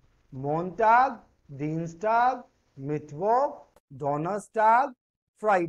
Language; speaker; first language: German; non-native, fluent; Hindi